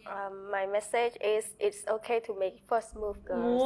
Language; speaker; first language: English; non-native, fluent; Khmer